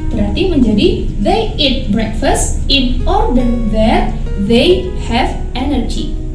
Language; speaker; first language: English; non-native, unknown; Indonesian